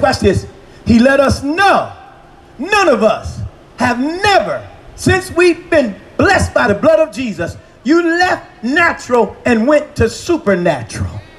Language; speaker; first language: English; native; English